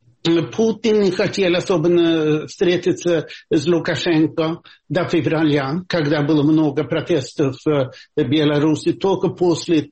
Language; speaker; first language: Russian; non-native, fluent; Swedish